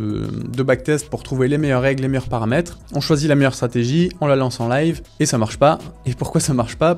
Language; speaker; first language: French; native; French